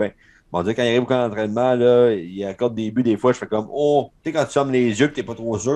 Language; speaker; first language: French; native; French